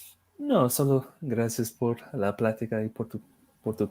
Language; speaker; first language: Spanish; non-native, fluent; English